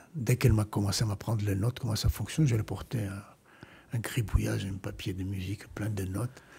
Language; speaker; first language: French; non-native, fluent; Greek